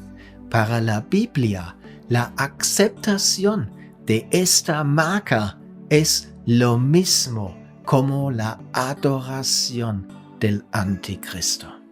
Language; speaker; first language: Spanish; non-native, fluent; German